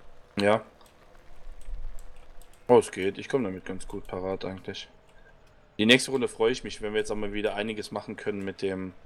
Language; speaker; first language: German; native; German